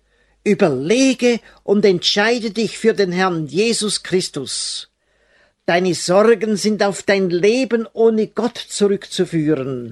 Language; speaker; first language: German; native; German